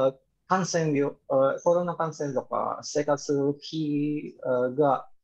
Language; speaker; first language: Japanese; non-native, fluent; Indonesian